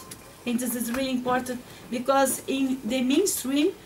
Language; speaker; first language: English; non-native, learner; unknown